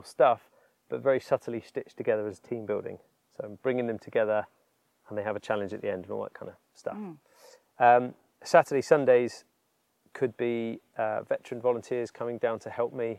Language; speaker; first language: English; native; English